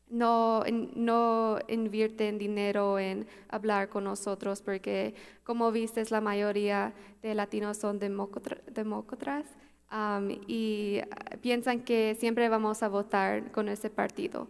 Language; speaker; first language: Spanish; early bilingual, heritage; Spanish